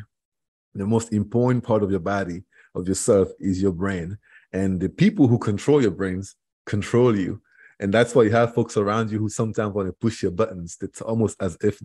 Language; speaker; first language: English; non-native, local second language; French